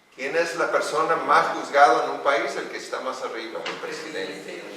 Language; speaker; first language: Spanish; non-native, fluent; English